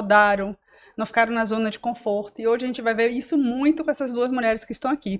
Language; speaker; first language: Portuguese; native; Portuguese